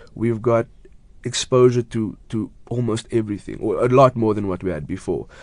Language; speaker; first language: English; native; English